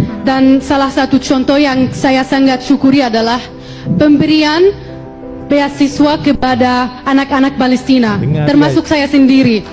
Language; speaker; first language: Indonesian; non-native, fluent; Arabic